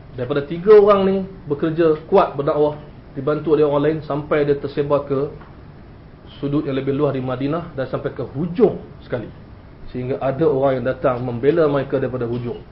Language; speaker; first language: Malay; native; Malay